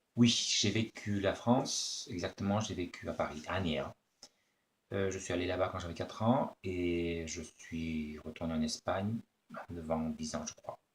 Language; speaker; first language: French; early bilingual, other home language; Spanish